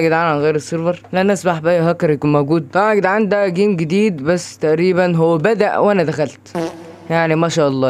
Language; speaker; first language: Arabic; native; Arabic